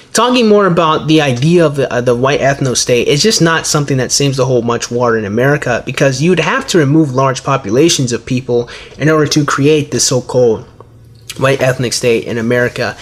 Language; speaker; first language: English; native; English